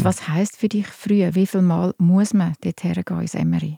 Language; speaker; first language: German; native; German